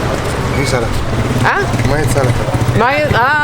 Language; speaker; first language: Arabic; native; Arabic